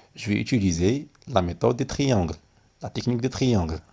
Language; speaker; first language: French; non-native, local second language; Arabic